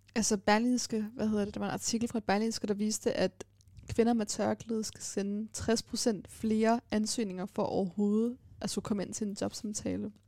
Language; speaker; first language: Danish; early bilingual, other home language; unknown